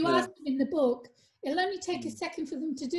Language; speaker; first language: English; native; English